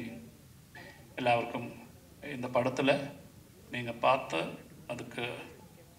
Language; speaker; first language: Tamil; non-native, learner; Malayalam